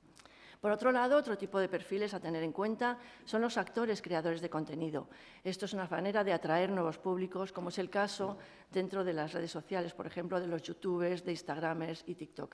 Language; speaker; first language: Spanish; native; Spanish